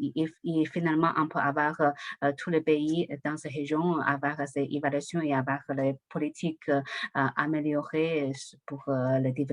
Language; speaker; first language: French; non-native, learner; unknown